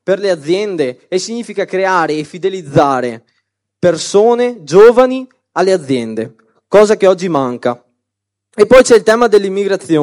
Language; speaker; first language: Italian; native; Italian